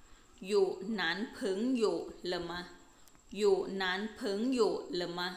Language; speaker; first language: Chinese; non-native, fluent; Thai